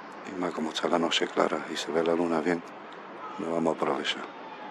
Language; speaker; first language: Spanish; early bilingual, heritage; Spanish